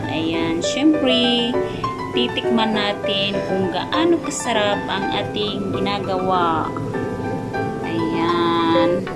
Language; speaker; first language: Filipino; non-native, local second language; Cebuano